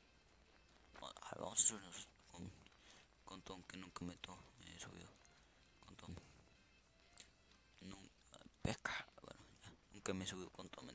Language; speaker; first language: Spanish; native; Spanish